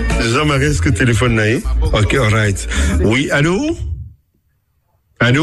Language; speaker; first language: French; non-native, local second language; Akan